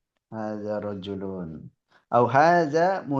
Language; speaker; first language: Arabic; non-native, fluent; Indonesian